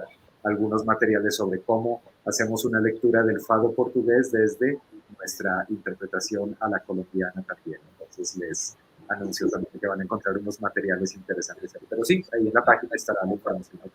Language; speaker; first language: Spanish; native; Spanish